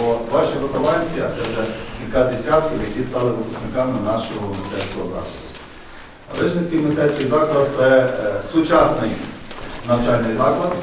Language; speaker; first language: Ukrainian; native; Ukrainian